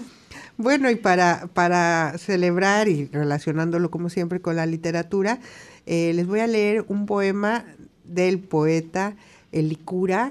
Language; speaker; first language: Spanish; native; Spanish